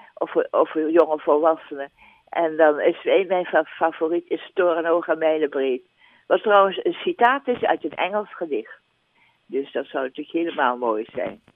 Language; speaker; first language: Dutch; native; Dutch